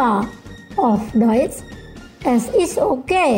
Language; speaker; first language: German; non-native, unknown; Indonesian